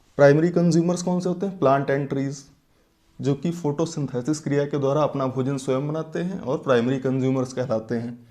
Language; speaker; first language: Hindi; native; Hindi